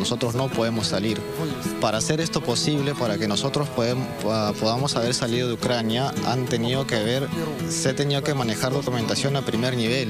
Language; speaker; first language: Spanish; non-native, fluent; Ukrainian